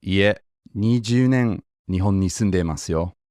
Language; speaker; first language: Japanese; non-native, fluent; English